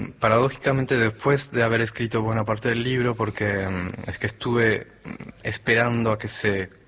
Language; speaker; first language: Spanish; non-native, fluent; French